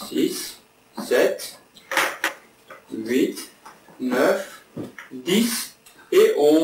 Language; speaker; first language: French; native; French